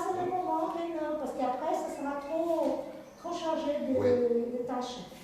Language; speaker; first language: French; non-native, fluent; Portuguese